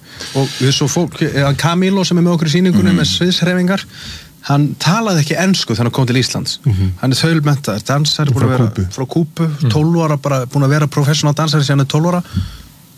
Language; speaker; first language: Icelandic; native; Icelandic